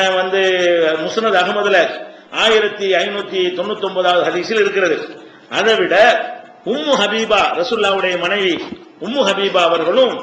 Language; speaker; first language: Tamil; native; Tamil